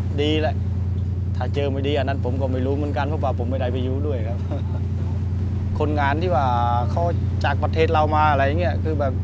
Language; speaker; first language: Thai; non-native, fluent; Khmer